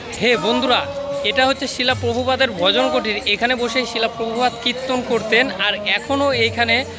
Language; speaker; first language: Bangla; native; Bangla